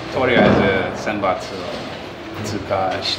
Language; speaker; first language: Japanese; non-native, fluent; English